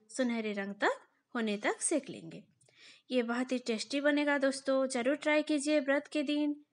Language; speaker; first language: Hindi; non-native, local second language; Bangla